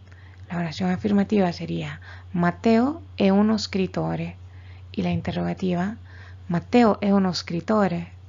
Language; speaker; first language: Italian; non-native, fluent; Spanish